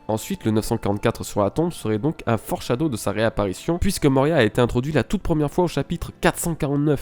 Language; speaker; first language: French; native; French